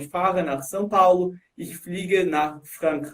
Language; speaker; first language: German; non-native, fluent; Portuguese